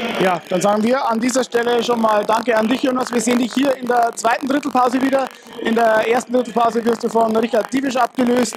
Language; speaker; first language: German; native; German